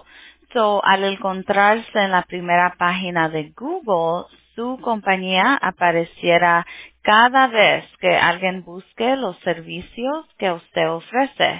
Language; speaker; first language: Spanish; early bilingual, heritage; Spanish